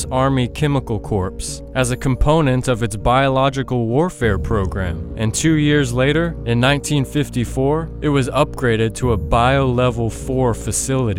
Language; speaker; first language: English; native; English